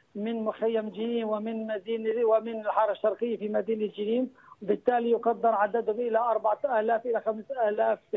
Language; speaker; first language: Arabic; native; Arabic